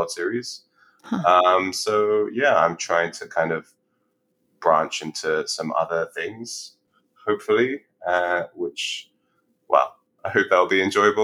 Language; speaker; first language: English; native; English